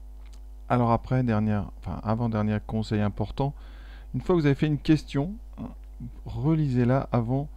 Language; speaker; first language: French; native; French